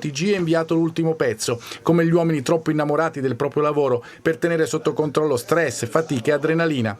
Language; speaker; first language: Italian; native; Italian